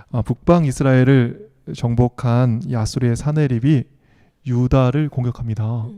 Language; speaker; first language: Korean; native; Korean